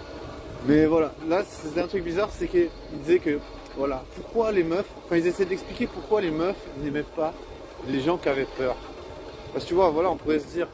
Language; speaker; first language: French; native; French